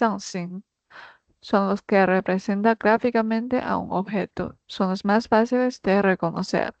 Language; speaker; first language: Spanish; non-native, fluent; Chinese